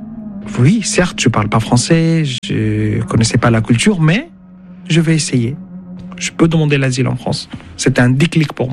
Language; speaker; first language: French; non-native, fluent; Arabic